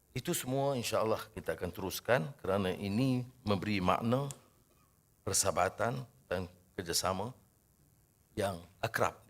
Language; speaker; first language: Malay; native; Malay